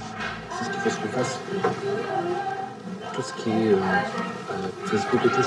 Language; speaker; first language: French; native; French